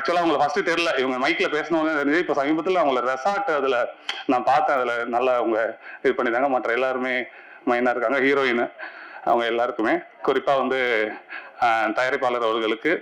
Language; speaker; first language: Tamil; native; Tamil